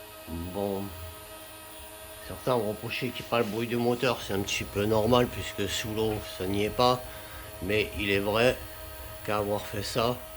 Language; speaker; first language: French; native; French